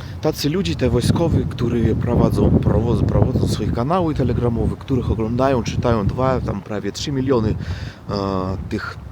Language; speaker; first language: Polish; non-native, fluent; Russian